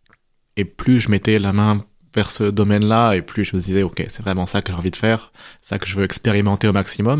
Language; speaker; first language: French; native; French